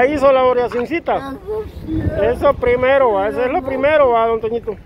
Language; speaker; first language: Spanish; native; Spanish